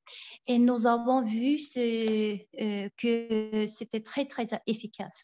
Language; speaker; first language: French; non-native, fluent; Tuvinian